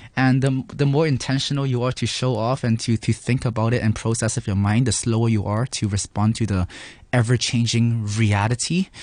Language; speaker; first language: English; non-native, local second language; Cantonese